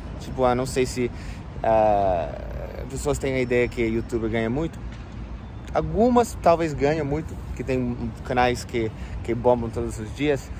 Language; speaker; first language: Portuguese; non-native, fluent; English